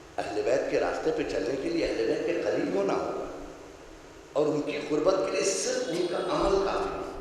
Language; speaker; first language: Urdu; native; Urdu